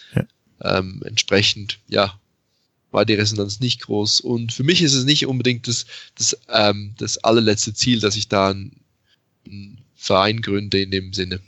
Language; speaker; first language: German; native; German